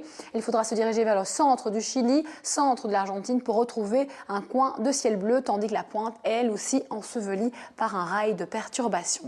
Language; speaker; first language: French; native; French